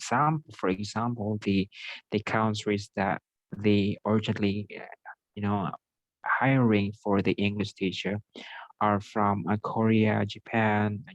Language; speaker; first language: English; non-native, local second language; Filipino